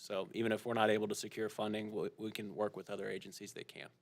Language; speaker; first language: English; native; English